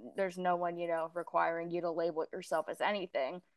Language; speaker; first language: English; native; English